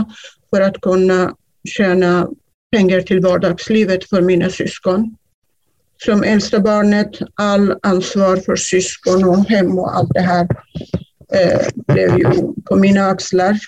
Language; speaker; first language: Swedish; non-native, fluent; Kurdish